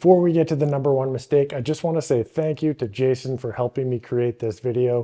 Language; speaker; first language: English; native; English